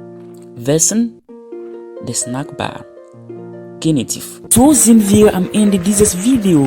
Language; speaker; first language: German; non-native, fluent; French